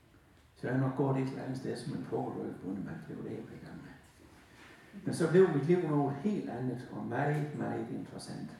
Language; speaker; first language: Danish; native; Danish